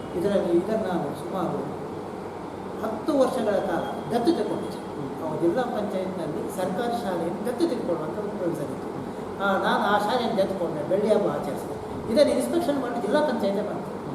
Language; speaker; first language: Kannada; native; Kannada